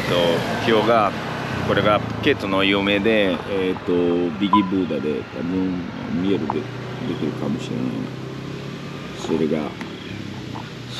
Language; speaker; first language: Japanese; non-native, learner; Portuguese